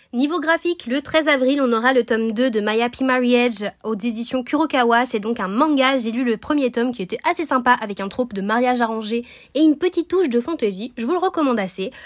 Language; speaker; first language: French; native; French